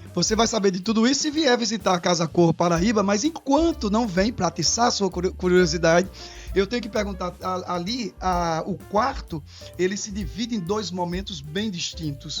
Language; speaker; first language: Portuguese; native; Portuguese